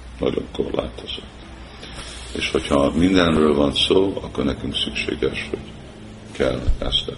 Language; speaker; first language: Hungarian; early bilingual, heritage; Hungarian